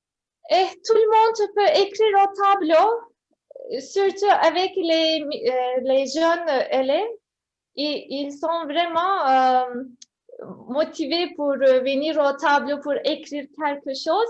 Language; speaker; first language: French; non-native, fluent; Turkish